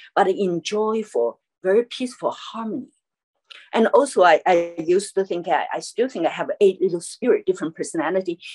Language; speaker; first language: English; non-native, fluent; Chinese